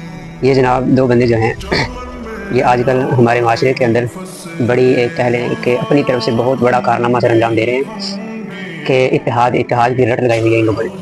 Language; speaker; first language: Urdu; native; Urdu